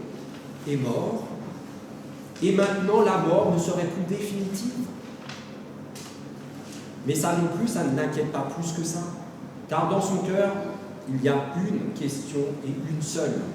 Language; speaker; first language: French; native; French